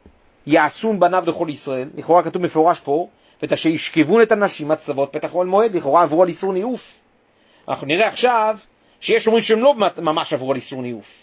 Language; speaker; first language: Hebrew; native; Hebrew